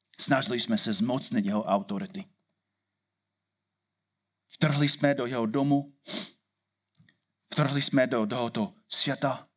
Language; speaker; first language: Czech; non-native, fluent; English